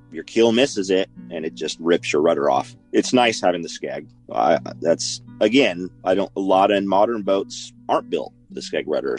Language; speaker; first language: English; native; English